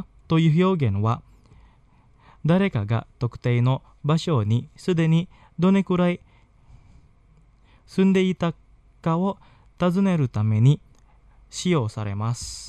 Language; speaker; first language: Japanese; non-native, fluent; Indonesian